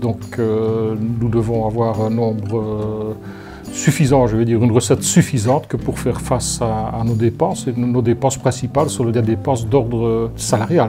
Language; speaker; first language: French; native; French